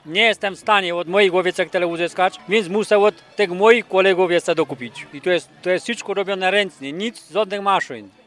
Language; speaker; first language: Polish; native; Polish